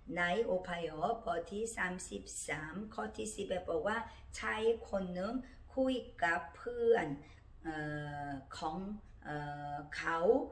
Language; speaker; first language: Thai; non-native, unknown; Korean